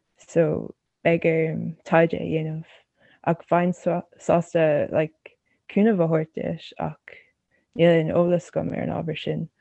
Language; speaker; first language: Irish; non-native, local second language; English